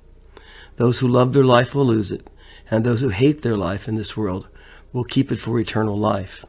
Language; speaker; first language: English; native; English